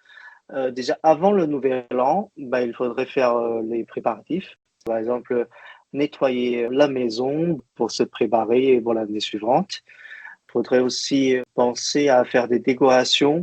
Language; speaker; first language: French; non-native, fluent; Chinese